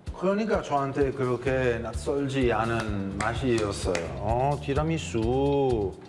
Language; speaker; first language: Korean; non-native, fluent; Italian